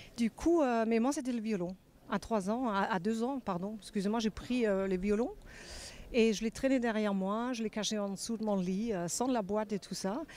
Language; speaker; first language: French; non-native, fluent; German